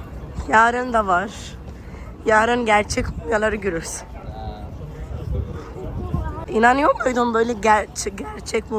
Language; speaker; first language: Turkish; non-native, fluent; Arabic